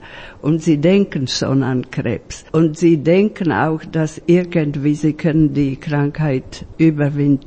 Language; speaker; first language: German; non-native, fluent; Slovak